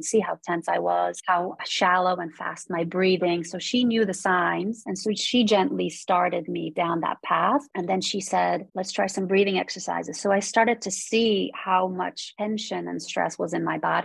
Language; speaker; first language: English; early bilingual, other home language; Polish